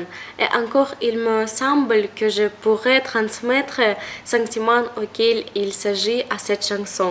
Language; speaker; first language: French; non-native, learner; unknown